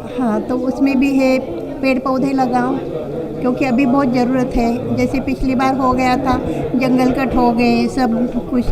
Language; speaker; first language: Hindi; non-native, local second language; Marathi